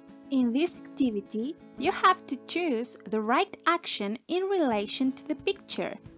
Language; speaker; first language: English; non-native, fluent; Spanish